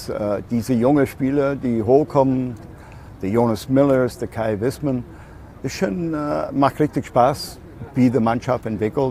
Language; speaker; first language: German; non-native, learner; English